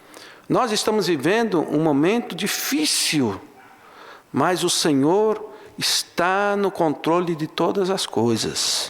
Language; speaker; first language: Portuguese; native; Portuguese